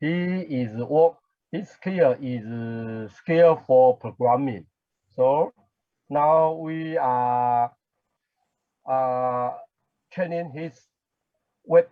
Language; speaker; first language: English; non-native, learner; Chinese